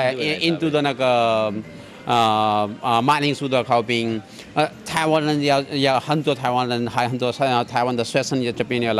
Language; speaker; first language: Chinese; non-native, learner; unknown